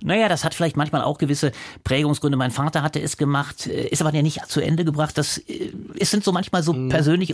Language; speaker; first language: German; native; German